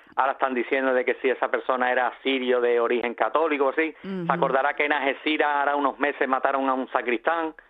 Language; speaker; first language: Spanish; native; Spanish